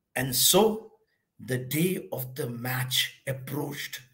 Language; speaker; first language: English; non-native, local second language; Hindi